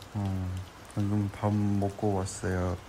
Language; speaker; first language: Korean; non-native, learner; Chinese